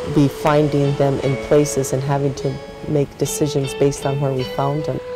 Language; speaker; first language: English; native; English